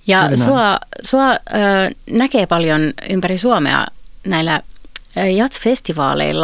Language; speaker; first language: Finnish; native; Finnish